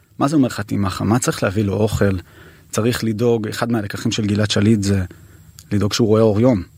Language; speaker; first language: Hebrew; native; Hebrew